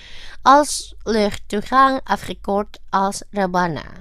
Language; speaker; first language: Dutch; non-native, learner; Indonesian